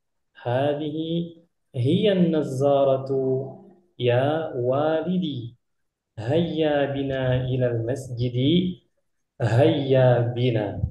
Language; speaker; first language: Arabic; non-native, fluent; Indonesian